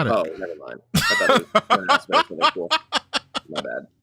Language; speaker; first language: English; native; English